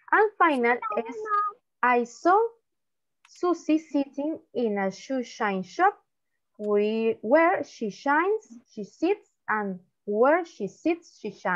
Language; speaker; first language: English; non-native, learner; Spanish